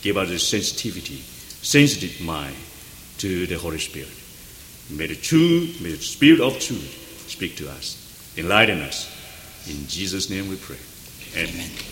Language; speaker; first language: English; non-native, learner; Chinese